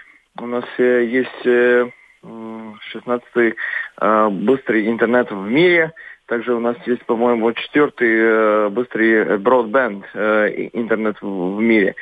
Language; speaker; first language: Russian; non-native, local second language; Latvian